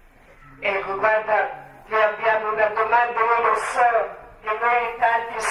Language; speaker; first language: Italian; non-native, learner; Croatian